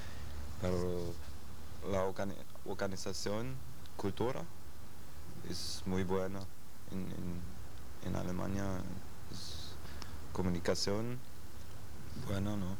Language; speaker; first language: Spanish; non-native, learner; German